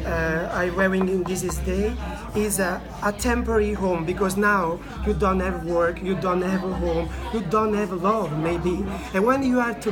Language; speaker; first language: English; non-native, learner; Italian